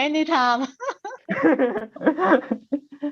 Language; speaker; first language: English; non-native, learner; Thai